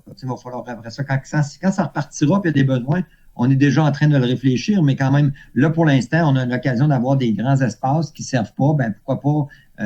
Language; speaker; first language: French; native; French